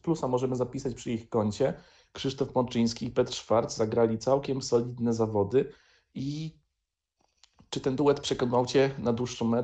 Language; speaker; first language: Polish; native; Polish